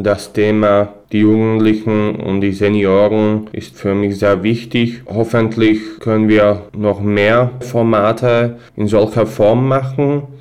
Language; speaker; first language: German; non-native, fluent; Slovak